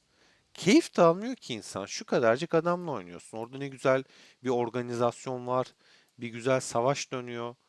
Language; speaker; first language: Turkish; native; Turkish